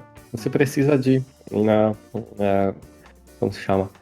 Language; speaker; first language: Portuguese; non-native, fluent; Polish